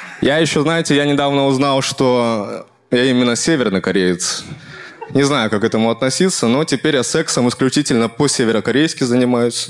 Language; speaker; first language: Russian; native; Russian